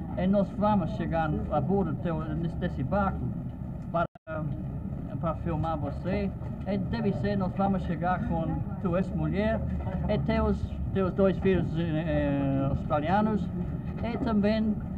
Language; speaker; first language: Portuguese; non-native, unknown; English